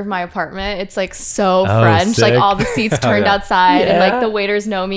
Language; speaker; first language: English; early bilingual, other home language; French